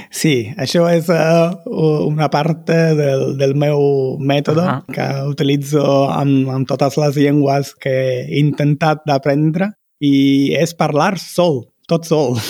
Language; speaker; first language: Catalan; non-native, fluent; Italian